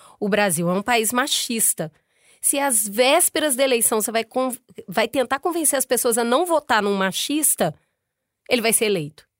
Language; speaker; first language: Portuguese; native; Portuguese